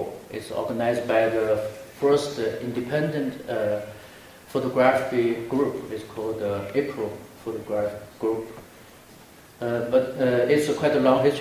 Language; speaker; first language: English; non-native, fluent; Chinese